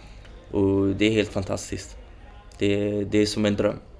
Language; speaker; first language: Swedish; early bilingual, other home language; Kurdish